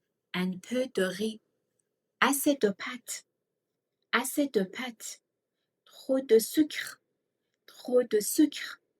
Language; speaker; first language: French; non-native, fluent; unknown